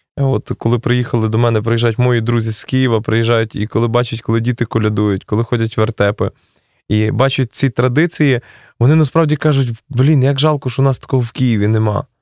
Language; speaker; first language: Ukrainian; native; Ukrainian